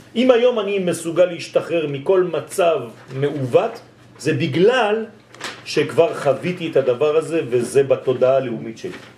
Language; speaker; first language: Hebrew; non-native, fluent; French